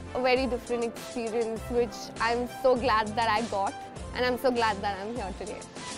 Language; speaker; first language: English; non-native, local second language; Hindi